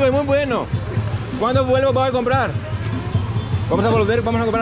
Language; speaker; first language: Spanish; non-native, learner; Greek